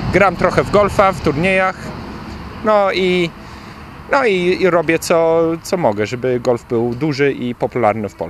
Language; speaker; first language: Polish; early bilingual, heritage; Polish